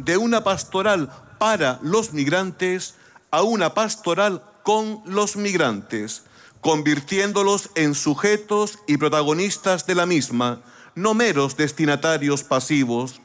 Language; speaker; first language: Spanish; native; Spanish